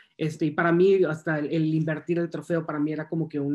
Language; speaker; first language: Spanish; native; Spanish